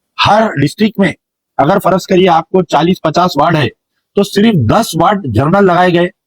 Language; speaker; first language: Hindi; non-native, local second language; Urdu